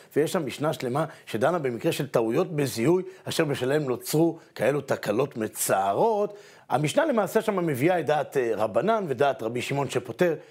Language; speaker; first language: Hebrew; native; Hebrew